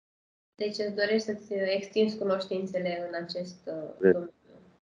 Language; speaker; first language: Romanian; native; Romanian